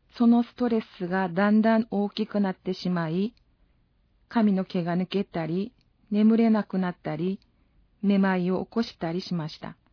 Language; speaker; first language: Japanese; non-native, fluent; Korean